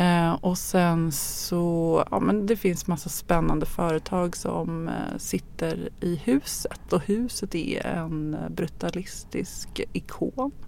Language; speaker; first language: Swedish; native; Swedish